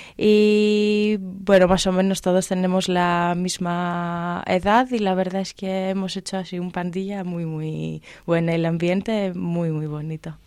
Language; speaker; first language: Spanish; non-native, learner; Greek